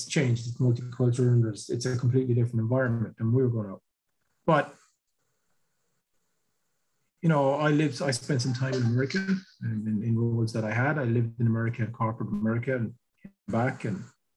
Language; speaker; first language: English; native; English